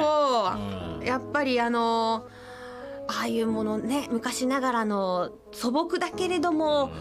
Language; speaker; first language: Japanese; native; Japanese